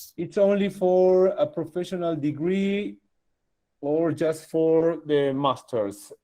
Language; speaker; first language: English; non-native, fluent; Spanish